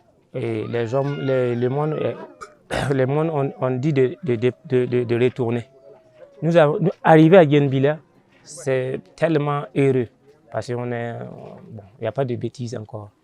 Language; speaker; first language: French; non-native, local second language; Mossi